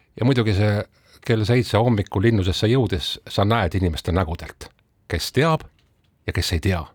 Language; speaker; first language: Estonian; non-native, local second language; Russian